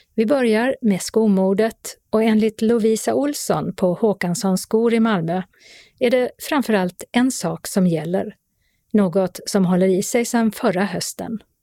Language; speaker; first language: Swedish; native; Swedish